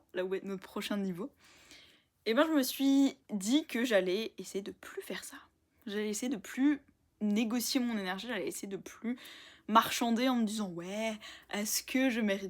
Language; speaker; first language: French; native; French